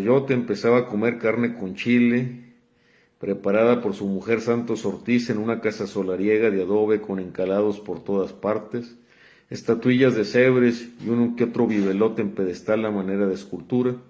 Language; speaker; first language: Spanish; native; Spanish